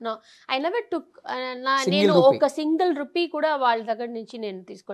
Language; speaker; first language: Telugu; non-native, local second language; Tamil